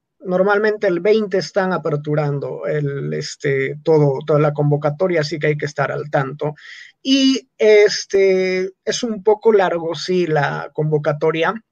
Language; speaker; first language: Spanish; non-native, local second language; Quechua